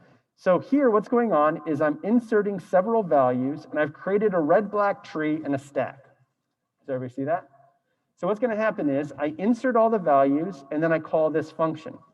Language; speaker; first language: English; native; English